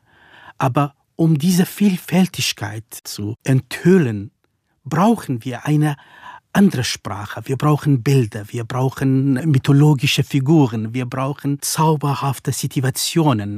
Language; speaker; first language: German; non-native, fluent; Kurdish